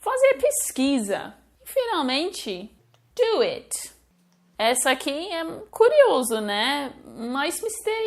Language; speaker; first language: Portuguese; non-native, fluent; English